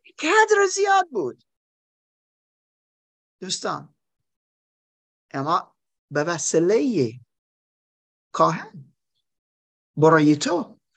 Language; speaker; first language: Persian; non-native, learner; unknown